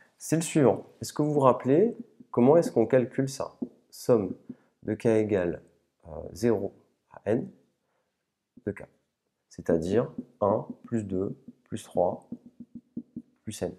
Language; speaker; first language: French; native; French